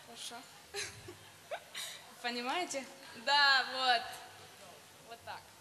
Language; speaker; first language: Russian; non-native, learner; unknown